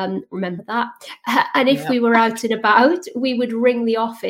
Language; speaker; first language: English; native; English